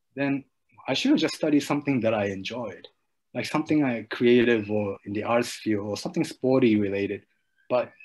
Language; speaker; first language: English; early bilingual, other home language; Japanese